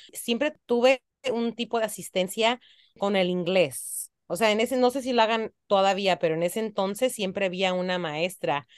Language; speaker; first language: Spanish; early bilingual, heritage; Spanish